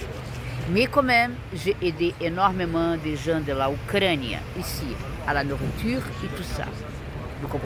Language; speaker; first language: French; non-native, fluent; Portuguese